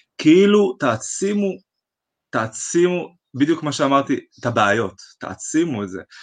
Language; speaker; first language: Hebrew; native; Hebrew